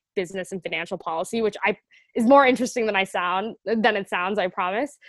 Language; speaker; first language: English; native; English